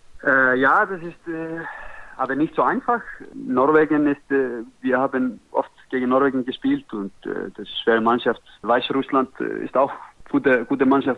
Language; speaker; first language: German; non-native, learner; Icelandic